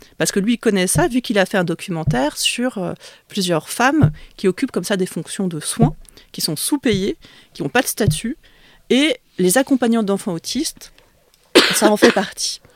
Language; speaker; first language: French; early bilingual, other home language; Vietnamese